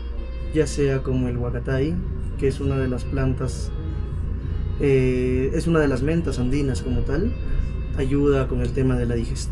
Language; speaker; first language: Spanish; native; Spanish